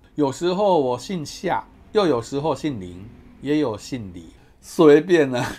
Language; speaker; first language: Chinese; non-native, fluent; Japanese